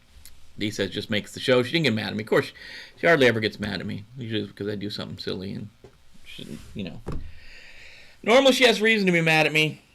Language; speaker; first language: English; native; English